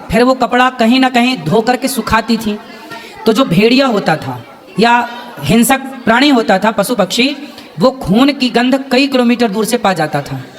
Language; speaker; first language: Hindi; native; Hindi